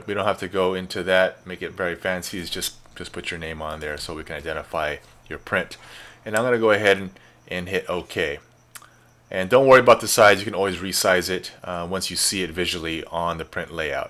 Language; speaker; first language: English; native; English